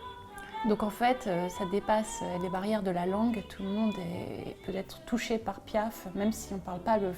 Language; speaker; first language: French; native; French